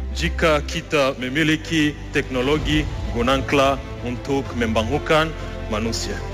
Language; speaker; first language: Malay; non-native, fluent; Rundi